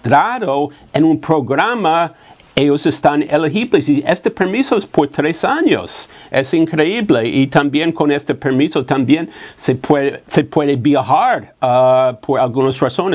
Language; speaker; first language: Spanish; non-native, fluent; English